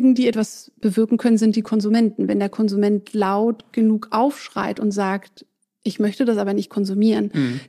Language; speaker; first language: German; non-native, local second language; French